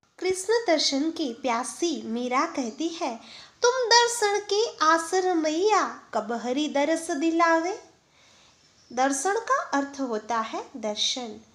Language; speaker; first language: Hindi; non-native, local second language; Gujarati